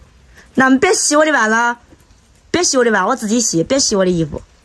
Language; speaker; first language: Chinese; native; Chinese